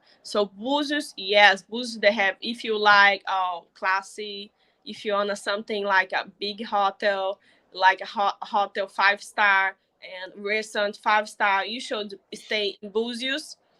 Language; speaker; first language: English; non-native, learner; Portuguese